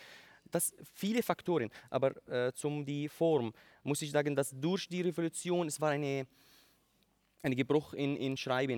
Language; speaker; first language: German; non-native, learner; Arabic